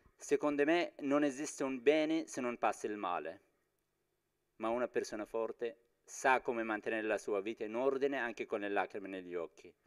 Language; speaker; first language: Italian; non-native, fluent; Persian